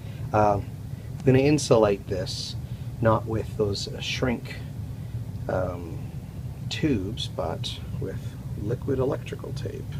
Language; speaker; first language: English; native; English